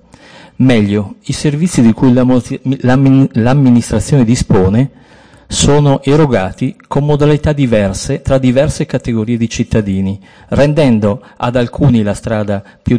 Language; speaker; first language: Italian; native; Italian